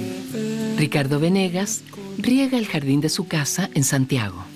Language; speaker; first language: Spanish; native; Spanish